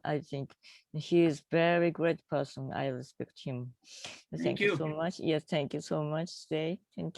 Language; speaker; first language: English; non-native, learner; Japanese